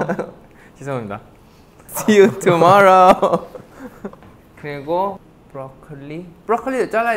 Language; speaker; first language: Korean; non-native, fluent; Thai